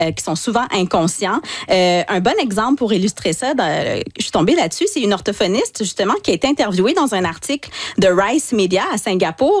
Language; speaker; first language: French; native; French